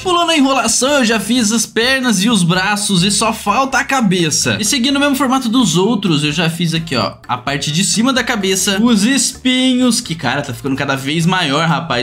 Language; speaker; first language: Portuguese; native; Portuguese